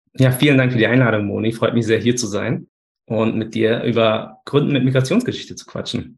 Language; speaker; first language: German; early bilingual, other home language; Turkish